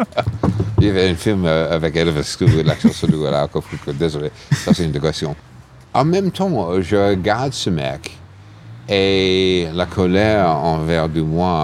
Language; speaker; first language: French; non-native, fluent; English